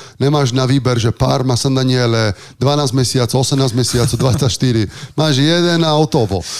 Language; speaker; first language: Slovak; non-native, fluent; Italian